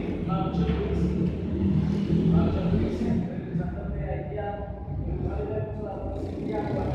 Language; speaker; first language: Spanish; non-native, local second language; Haitian Creole